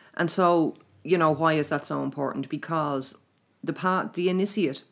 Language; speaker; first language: English; native; English